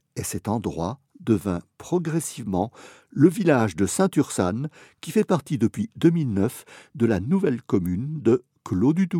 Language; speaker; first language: French; native; French